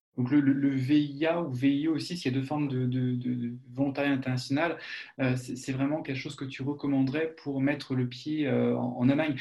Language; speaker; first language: French; native; French